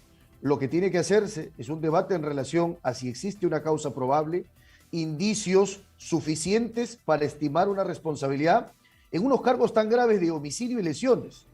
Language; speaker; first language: Spanish; native; Spanish